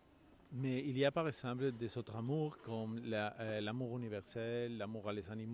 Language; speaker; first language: French; non-native, learner; Spanish